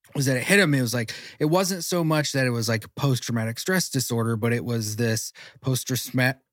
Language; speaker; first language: English; native; English